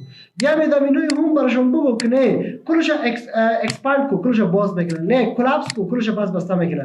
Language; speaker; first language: Persian; native; Persian